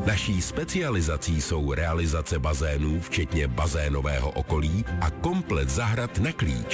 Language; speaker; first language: Czech; native; Czech